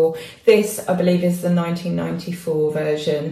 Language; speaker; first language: English; native; English